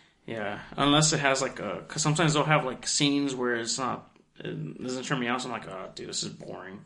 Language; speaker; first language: English; early bilingual, other home language; Spanish